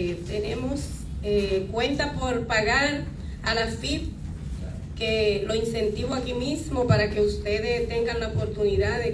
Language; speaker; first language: Spanish; native; Spanish